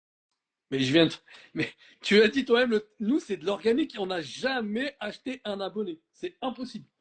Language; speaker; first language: French; native; French